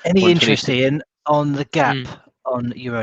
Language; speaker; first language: English; native; English